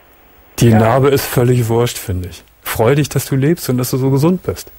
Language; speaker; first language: German; native; German